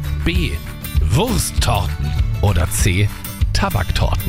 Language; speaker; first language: German; native; German